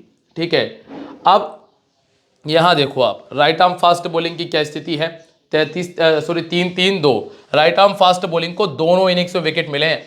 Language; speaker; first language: Hindi; native; Hindi